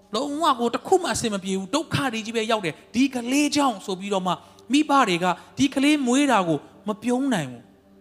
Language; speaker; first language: Burmese; non-native, local second language; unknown